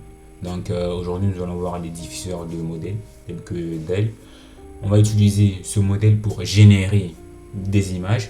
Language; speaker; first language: French; native; French